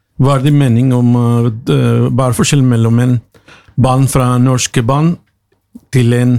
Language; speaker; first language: Norwegian; non-native, learner; Spanish